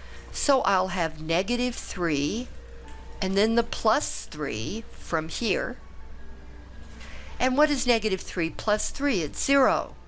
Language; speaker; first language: English; native; English